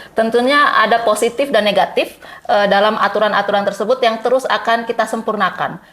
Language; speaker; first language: Indonesian; native; Indonesian